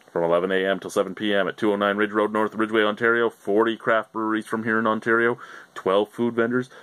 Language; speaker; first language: English; native; English